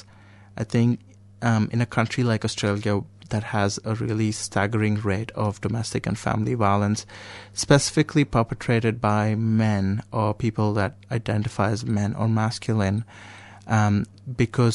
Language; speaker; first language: English; non-native, local second language; Konkani